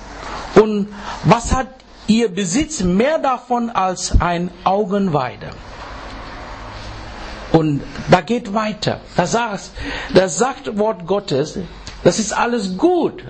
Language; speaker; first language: German; non-native, learner; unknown